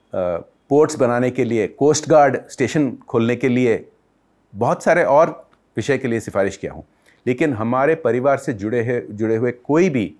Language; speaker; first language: Hindi; non-native, local second language; Odia